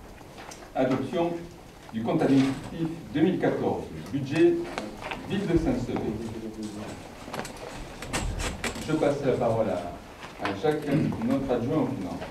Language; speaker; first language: French; native; French